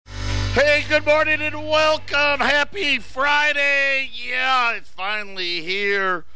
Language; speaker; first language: English; native; English